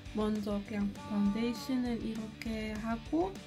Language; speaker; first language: Korean; non-native, fluent; Dutch